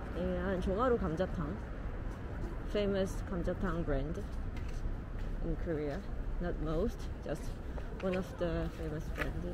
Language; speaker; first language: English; non-native, fluent; Korean